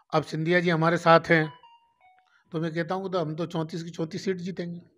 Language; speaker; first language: Hindi; native; Hindi